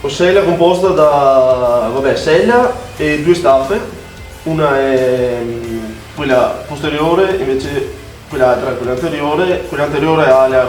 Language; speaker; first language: Italian; native; Italian